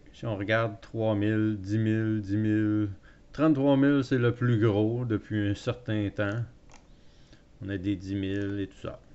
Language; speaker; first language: French; native; French